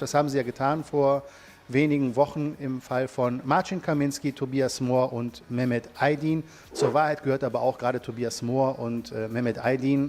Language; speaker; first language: German; native; German